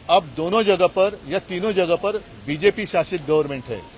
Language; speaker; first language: Hindi; non-native, local second language; Marathi